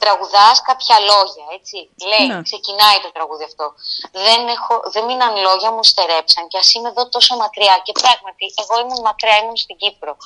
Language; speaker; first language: Greek; native; Greek